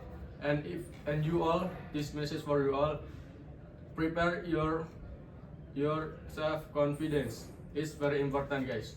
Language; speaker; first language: English; non-native, learner; Indonesian